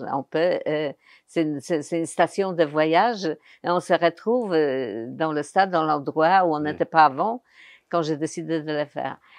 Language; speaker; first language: French; non-native, fluent; Polish